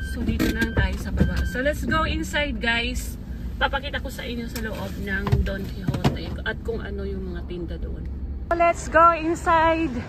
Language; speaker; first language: Filipino; native; Filipino